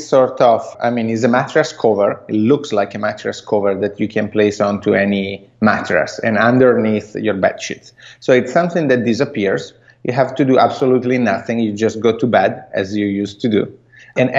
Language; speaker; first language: English; non-native, fluent; Italian